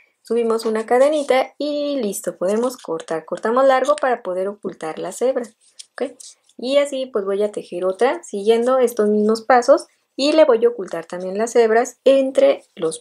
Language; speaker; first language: Spanish; native; Spanish